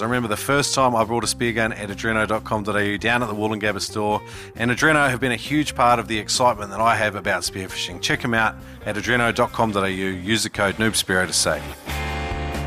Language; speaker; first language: English; native; English